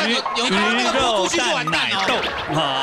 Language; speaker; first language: Chinese; native; Chinese